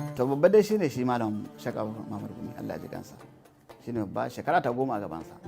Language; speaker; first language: Hausa; native; Hausa